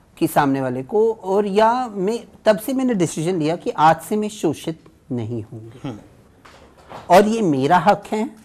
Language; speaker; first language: Hindi; native; Hindi